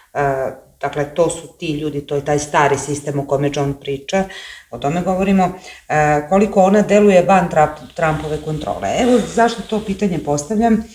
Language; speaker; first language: Serbian; native; Serbian